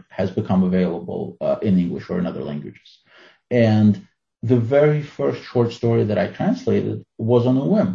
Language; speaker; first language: English; non-native, fluent; Russian